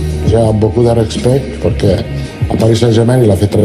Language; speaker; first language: French; non-native, learner; Italian